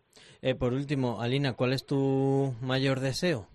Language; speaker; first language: Spanish; native; Spanish